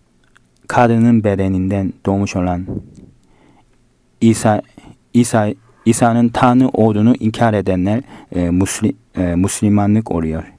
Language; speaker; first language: Turkish; non-native, fluent; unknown